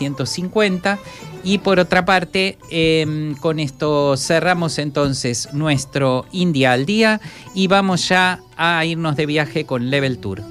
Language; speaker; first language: Spanish; native; Spanish